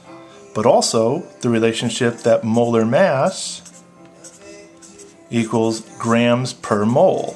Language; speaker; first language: English; native; English